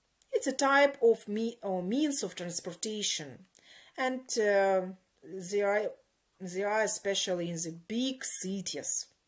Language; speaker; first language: English; non-native, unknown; Ukrainian